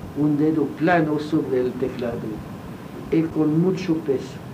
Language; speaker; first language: Spanish; non-native, fluent; French